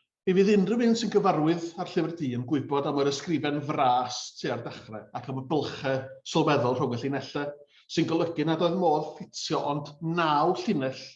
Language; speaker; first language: Welsh; native; Welsh